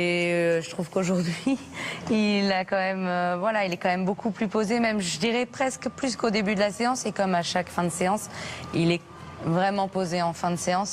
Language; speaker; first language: French; native; French